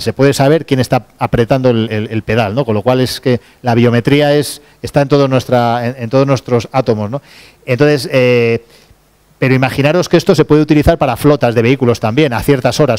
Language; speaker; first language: Spanish; native; Spanish